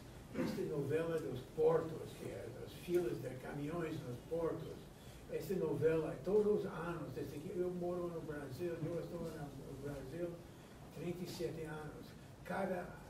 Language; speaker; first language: Portuguese; non-native, fluent; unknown